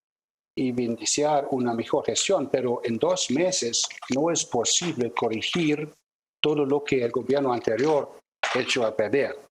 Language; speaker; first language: Spanish; non-native, fluent; German